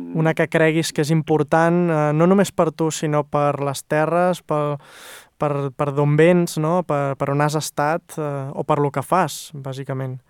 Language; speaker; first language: Catalan; native; Catalan